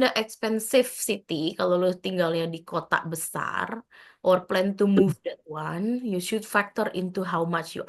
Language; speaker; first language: English; non-native, fluent; Indonesian